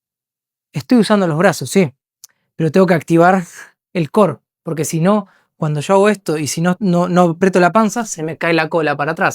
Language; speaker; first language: Spanish; native; Spanish